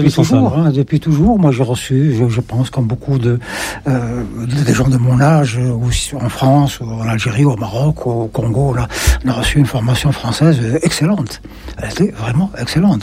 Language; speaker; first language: French; non-native, local second language; Arabic